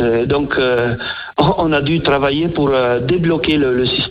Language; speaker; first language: French; non-native, fluent; Italian